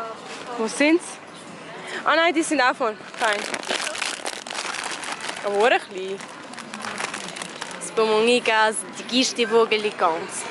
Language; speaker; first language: German; early bilingual, other home language; Albanian